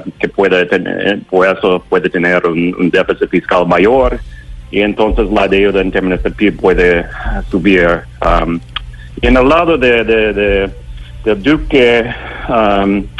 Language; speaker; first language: Spanish; non-native, learner; English